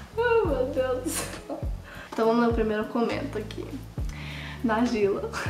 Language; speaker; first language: Portuguese; early bilingual, heritage; Portuguese